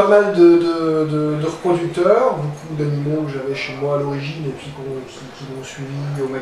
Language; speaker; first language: French; native; French